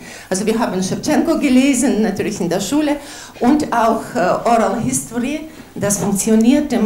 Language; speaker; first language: German; non-native, fluent; Ukrainian